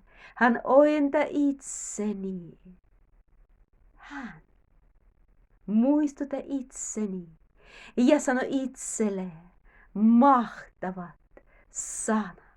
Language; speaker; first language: Finnish; non-native, learner; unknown